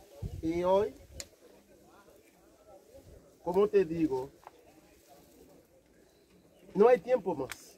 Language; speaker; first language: Spanish; non-native, learner; Haitian Creole